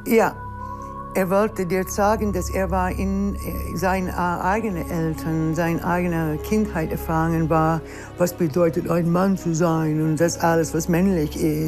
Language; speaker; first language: German; non-native, learner; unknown